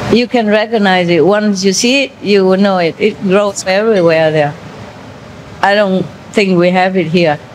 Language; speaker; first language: English; non-native, fluent; Vietnamese